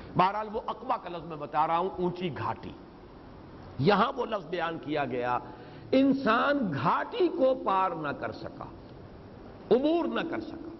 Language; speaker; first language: Urdu; native; Urdu